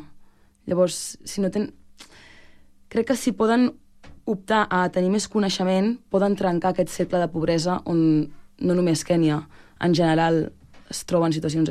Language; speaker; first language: Catalan; native; Catalan